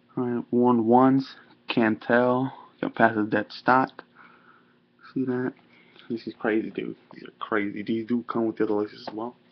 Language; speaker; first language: English; native; English